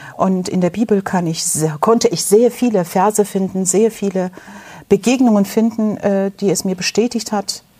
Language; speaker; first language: German; non-native, fluent; Turkish